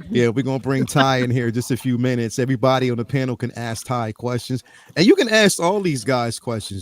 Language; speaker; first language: English; native; English